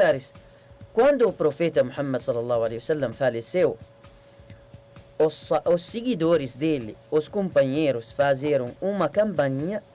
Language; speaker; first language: Portuguese; non-native, learner; Arabic